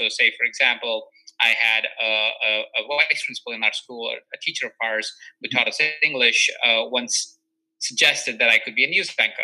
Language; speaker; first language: English; non-native, local second language; Hindi